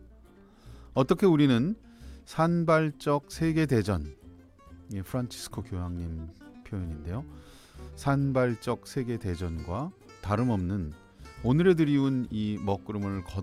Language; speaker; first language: Korean; native; Korean